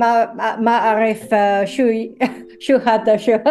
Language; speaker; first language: Arabic; non-native, learner; English